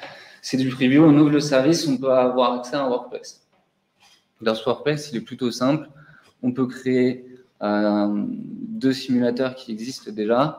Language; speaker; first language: French; native; French